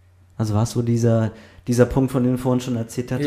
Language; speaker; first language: German; native; German